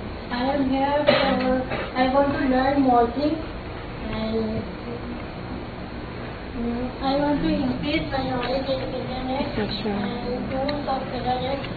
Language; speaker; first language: English; non-native, learner; Japanese